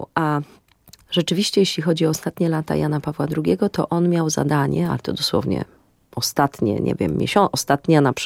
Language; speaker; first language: Polish; native; Polish